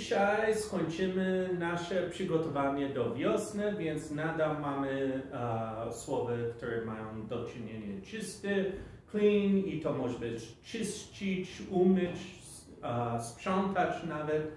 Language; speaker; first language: Polish; non-native, fluent; English